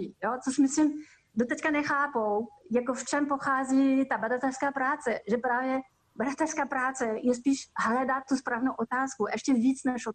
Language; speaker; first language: Czech; non-native, fluent; French